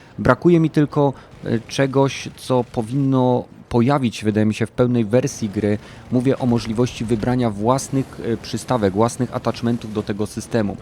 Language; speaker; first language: Polish; native; Polish